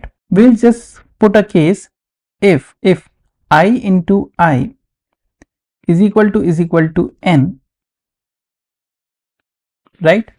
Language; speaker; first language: English; non-native, local second language; Hindi